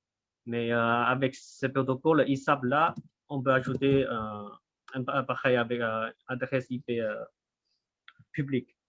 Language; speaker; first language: French; non-native, fluent; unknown